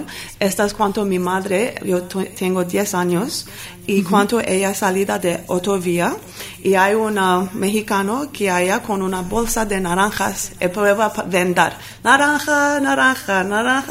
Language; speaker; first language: Spanish; non-native, learner; Armenian